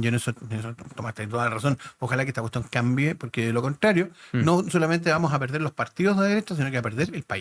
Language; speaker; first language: Spanish; native; Spanish